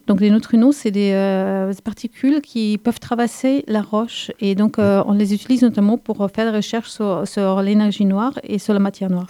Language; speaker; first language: French; non-native, fluent; German